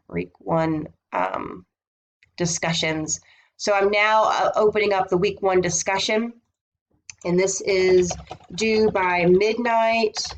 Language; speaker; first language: English; native; English